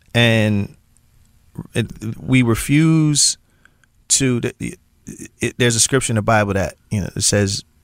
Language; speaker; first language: English; native; English